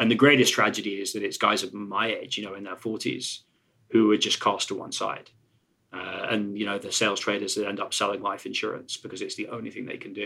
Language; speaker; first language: English; native; English